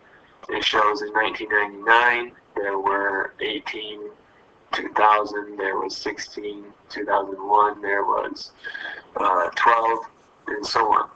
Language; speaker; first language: English; native; English